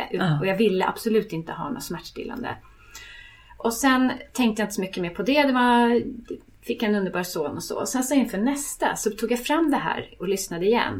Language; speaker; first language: Swedish; native; Swedish